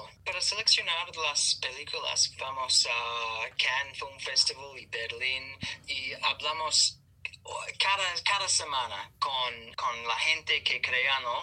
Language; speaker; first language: Spanish; non-native, learner; English